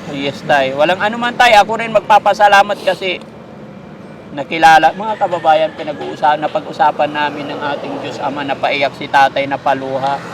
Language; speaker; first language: Filipino; non-native, local second language; Pangasinan